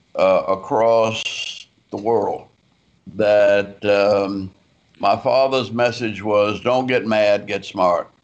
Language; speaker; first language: English; native; English